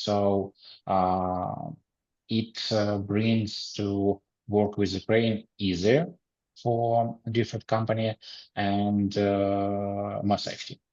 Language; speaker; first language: English; non-native, learner; Ukrainian